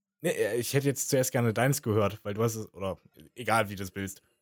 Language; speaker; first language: German; native; German